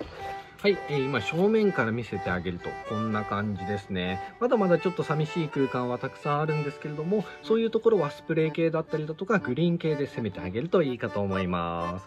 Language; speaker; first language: Japanese; native; Japanese